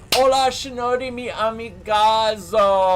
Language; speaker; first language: Spanish; non-native, learner; English